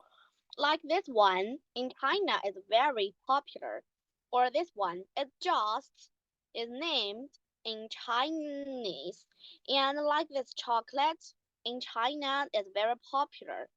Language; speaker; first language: English; non-native, learner; Chinese